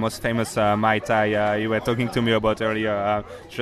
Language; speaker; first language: English; non-native, fluent; French